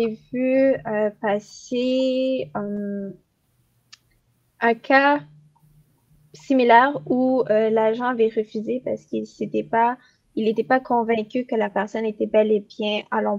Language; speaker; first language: French; native; French